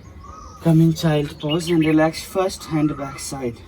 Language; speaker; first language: English; non-native, local second language; Hindi